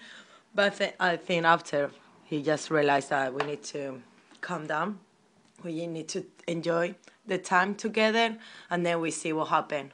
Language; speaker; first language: English; non-native, learner; Spanish